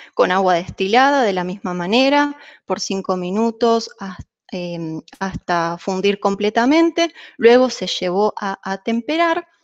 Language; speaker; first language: Spanish; native; Spanish